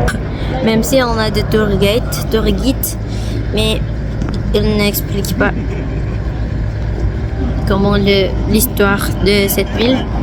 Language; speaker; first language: French; non-native, learner; Indonesian